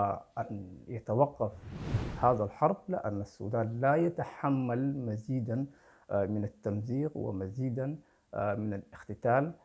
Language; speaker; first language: Arabic; native; Arabic